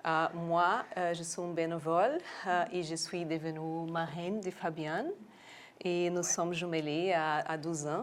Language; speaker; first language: French; non-native, local second language; English